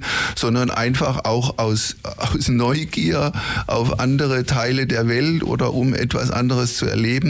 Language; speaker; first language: German; native; German